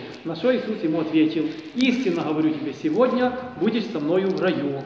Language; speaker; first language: Russian; native; Russian